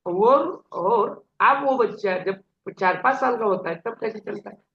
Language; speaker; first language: Hindi; non-native, local second language; Marathi